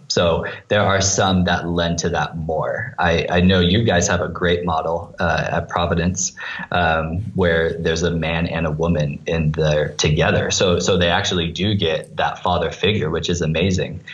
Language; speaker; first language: English; native; English